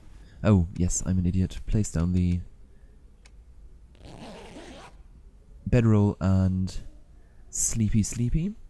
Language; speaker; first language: English; native; English